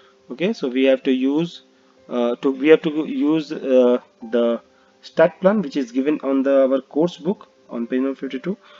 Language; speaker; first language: English; non-native, local second language; Hindi